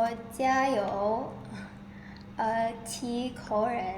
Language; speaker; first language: Chinese; non-native, learner; Indonesian